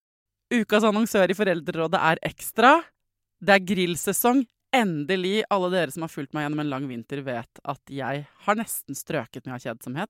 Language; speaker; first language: Norwegian; native; Norwegian